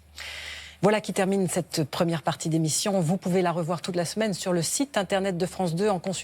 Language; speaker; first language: French; native; French